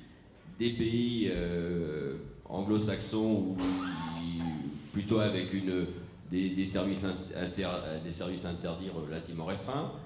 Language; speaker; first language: French; native; French